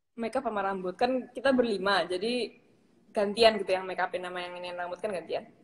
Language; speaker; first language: Indonesian; non-native, local second language; Javanese